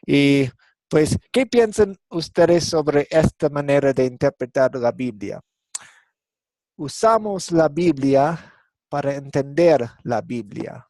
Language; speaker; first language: Spanish; non-native, fluent; English